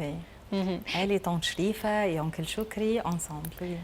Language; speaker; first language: French; non-native, learner; Arabic